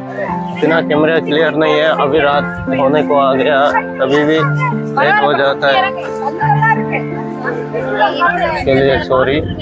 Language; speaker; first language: Hindi; non-native, local second language; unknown